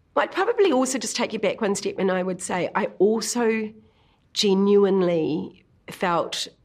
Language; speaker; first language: English; native; English